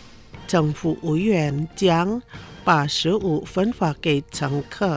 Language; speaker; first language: Chinese; non-native, fluent; Indonesian